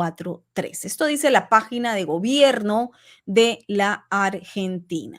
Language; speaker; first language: Spanish; native; Spanish